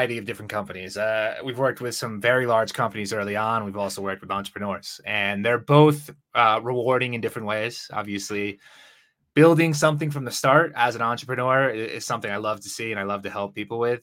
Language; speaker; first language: English; native; English